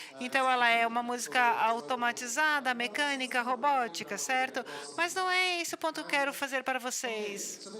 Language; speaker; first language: Portuguese; non-native, fluent; English